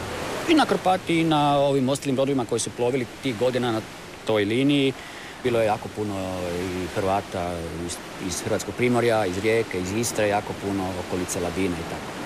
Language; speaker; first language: Serbian; native; Serbian